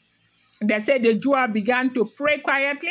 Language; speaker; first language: English; non-native, local second language; Yoruba